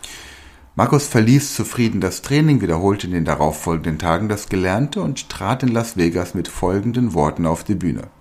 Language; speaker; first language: German; native; German